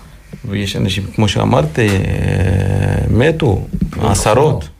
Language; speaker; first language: Hebrew; non-native, local second language; Arabic